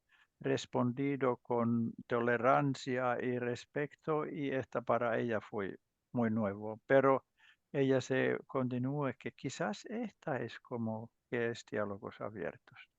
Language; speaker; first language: Spanish; non-native, learner; Finnish